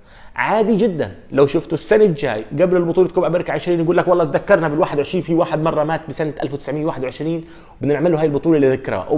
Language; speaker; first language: Arabic; native; Arabic